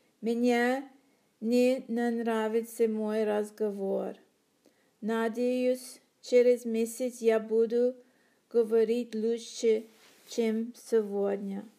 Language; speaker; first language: Russian; non-native, learner; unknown